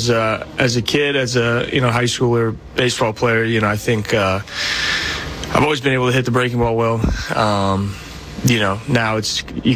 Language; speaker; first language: English; native; English